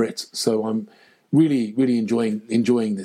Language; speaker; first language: English; native; English